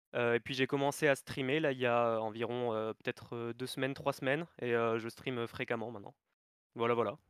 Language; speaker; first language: French; native; French